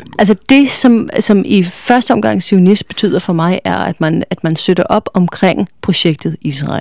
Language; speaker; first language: Danish; non-native, fluent; English